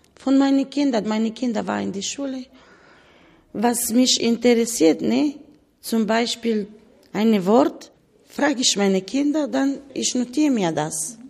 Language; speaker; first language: German; non-native, learner; Bulgarian